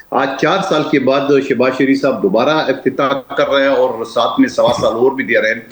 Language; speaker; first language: Urdu; non-native, local second language; Pashto